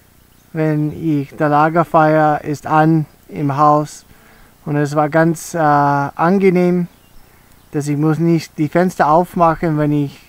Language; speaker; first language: German; early bilingual, heritage; English